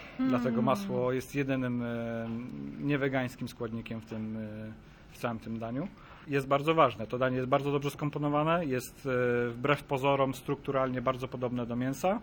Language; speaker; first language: Polish; native; Polish